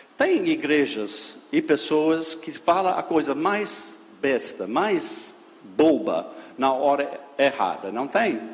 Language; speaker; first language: Portuguese; non-native, fluent; English